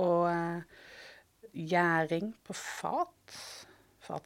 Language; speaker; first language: Norwegian; native; Norwegian